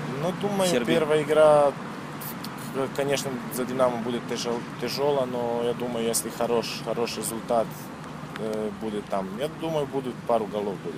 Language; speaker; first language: Russian; non-native, learner; Serbian